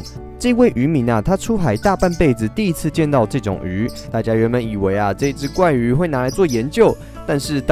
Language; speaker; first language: Chinese; native; Chinese